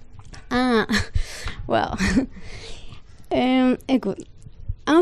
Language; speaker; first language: French; non-native, fluent; Spanish